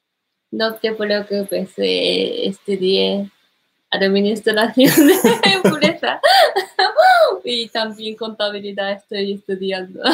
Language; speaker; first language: Spanish; non-native, learner; Japanese